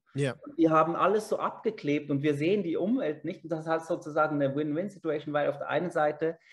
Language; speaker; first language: German; native; German